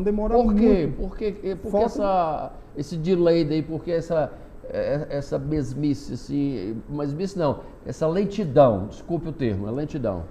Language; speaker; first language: Portuguese; native; Portuguese